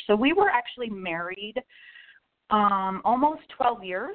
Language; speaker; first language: English; native; English